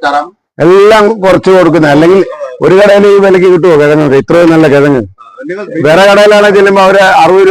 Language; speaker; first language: Malayalam; non-native, learner; Assamese